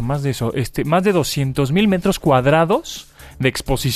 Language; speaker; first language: Spanish; native; Spanish